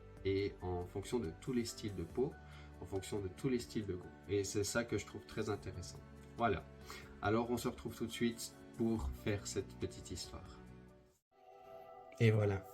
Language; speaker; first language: French; native; French